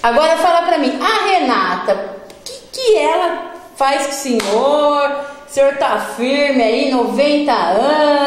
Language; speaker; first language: Portuguese; native; Portuguese